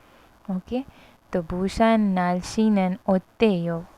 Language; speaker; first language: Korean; non-native, fluent; Hindi